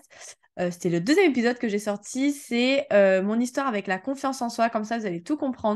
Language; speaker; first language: French; native; French